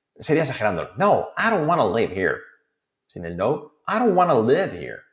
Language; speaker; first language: English; non-native, fluent; Spanish